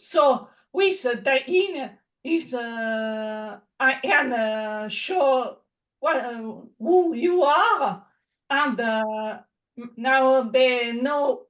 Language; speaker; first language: English; non-native, learner; French